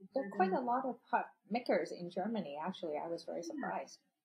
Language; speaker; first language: English; non-native, local second language; Cantonese